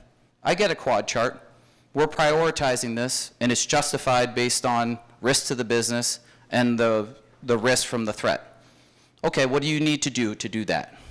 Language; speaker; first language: English; native; English